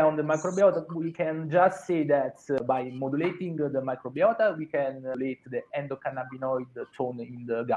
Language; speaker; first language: English; non-native, fluent; Italian